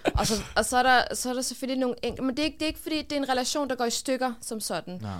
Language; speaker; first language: Danish; early bilingual, other home language; Kurdish